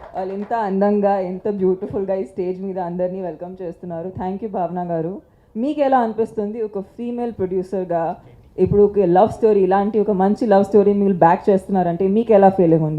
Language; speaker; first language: Telugu; non-native, local second language; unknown